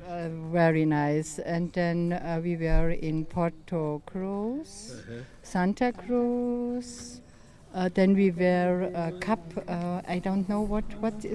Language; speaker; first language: English; non-native, learner; German